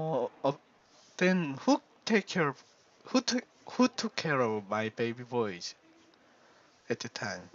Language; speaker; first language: English; non-native, learner; Korean